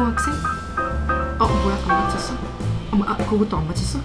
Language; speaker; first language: Korean; non-native, fluent; Arabic